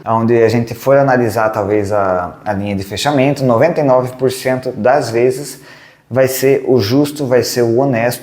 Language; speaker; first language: Portuguese; native; Portuguese